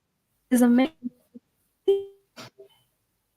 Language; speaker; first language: English; non-native, fluent; Arabic